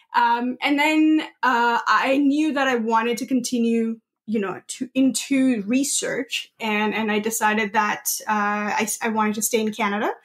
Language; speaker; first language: English; non-native, local second language; Gujarati